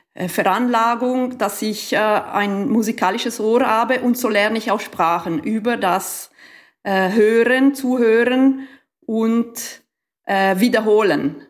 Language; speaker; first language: German; non-native, local second language; Italian